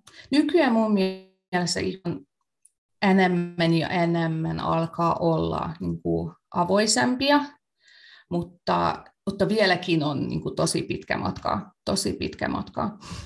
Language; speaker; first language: Finnish; non-native, fluent; Hungarian